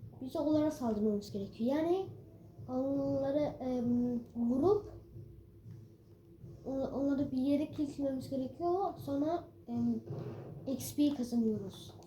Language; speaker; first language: Turkish; early bilingual, heritage; Turkish